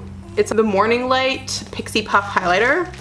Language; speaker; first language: English; native; English